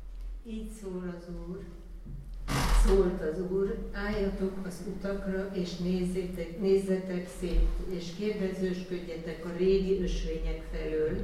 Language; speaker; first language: Hungarian; native; Hungarian